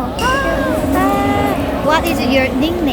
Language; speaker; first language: English; non-native, learner; Korean